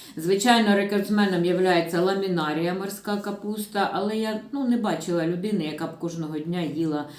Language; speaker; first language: Ukrainian; non-native, local second language; Russian